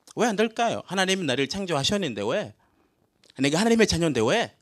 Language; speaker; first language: Korean; non-native, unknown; Swahili